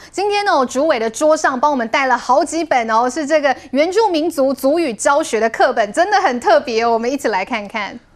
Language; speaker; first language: Chinese; native; Chinese